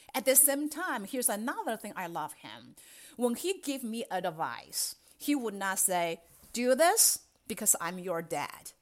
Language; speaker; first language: English; non-native, fluent; Chinese